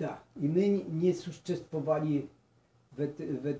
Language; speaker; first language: Russian; non-native, learner; Polish